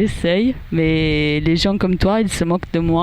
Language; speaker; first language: French; non-native, learner; Italian